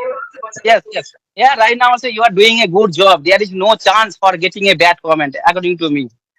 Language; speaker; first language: English; non-native, learner; Bangla